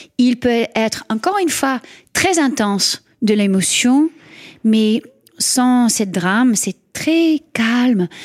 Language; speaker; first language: French; non-native, fluent; English